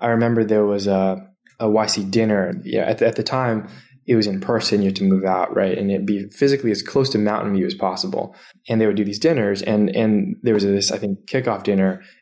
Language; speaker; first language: English; native; English